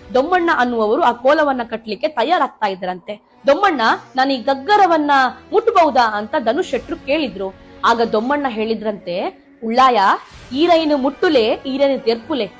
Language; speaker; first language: Kannada; non-native, local second language; Tulu